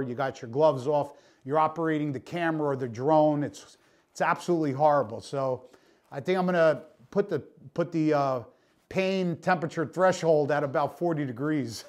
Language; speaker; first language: English; native; English